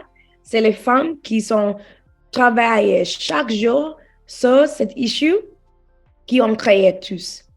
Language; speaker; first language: French; non-native, learner; English